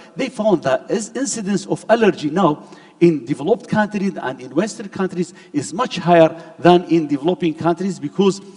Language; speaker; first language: English; non-native, fluent; Arabic